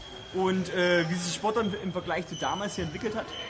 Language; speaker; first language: German; native; German